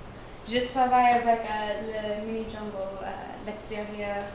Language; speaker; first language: French; non-native, learner; English